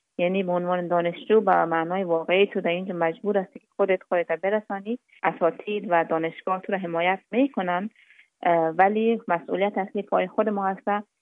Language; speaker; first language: Persian; native; Persian